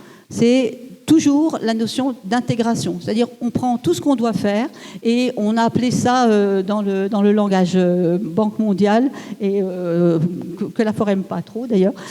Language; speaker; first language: French; native; French